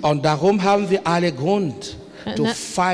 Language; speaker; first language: German; non-native, learner; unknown